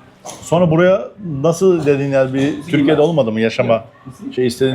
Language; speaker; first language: Turkish; native; Turkish